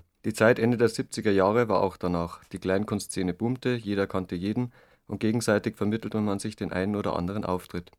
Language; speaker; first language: German; native; German